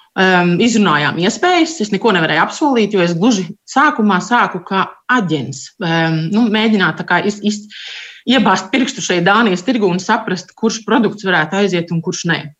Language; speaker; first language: Latvian; native; Latvian